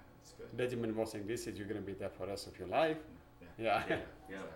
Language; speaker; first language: English; non-native, local second language; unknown